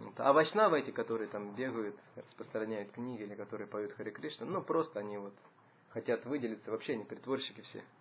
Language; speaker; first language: Russian; native; Russian